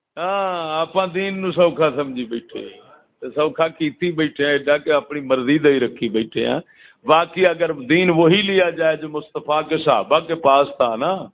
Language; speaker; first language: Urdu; non-native, local second language; Punjabi